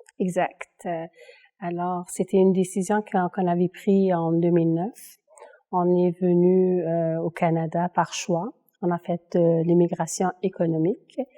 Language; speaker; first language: French; non-native, local second language; Kabyle